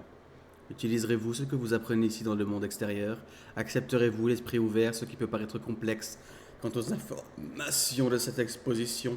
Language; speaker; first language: French; native; French